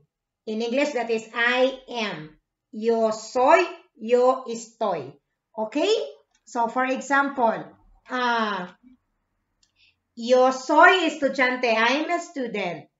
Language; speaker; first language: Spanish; non-native, fluent; Filipino